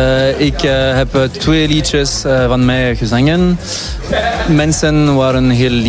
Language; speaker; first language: Dutch; non-native, local second language; French